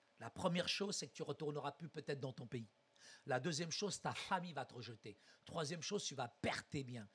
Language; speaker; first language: French; early bilingual, other home language; Arabic